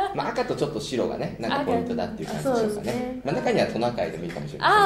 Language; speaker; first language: Japanese; native; Japanese